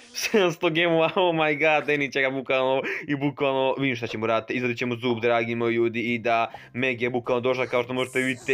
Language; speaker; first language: Serbian; native; Serbian